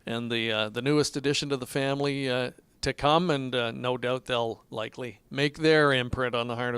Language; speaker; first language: English; native; English